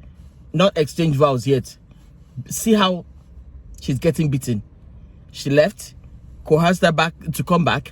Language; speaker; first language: English; non-native, local second language; Yoruba